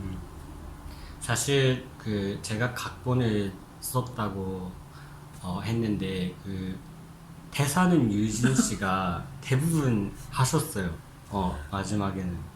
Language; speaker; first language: Korean; non-native, fluent; Japanese